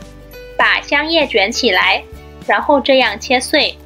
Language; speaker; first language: Chinese; native; Chinese